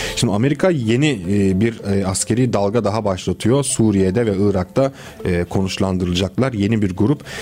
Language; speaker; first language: Turkish; early bilingual, heritage; Romanian